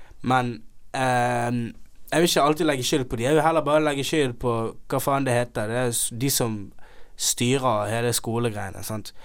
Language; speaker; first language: Norwegian; early bilingual, other home language; Somali